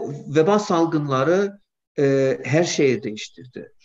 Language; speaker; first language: Turkish; non-native, fluent; English